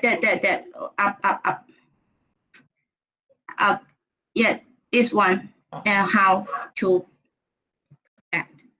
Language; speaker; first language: English; non-native, learner; Thai